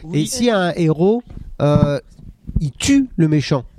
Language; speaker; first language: French; native; French